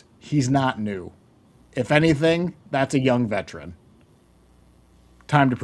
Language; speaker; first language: English; native; English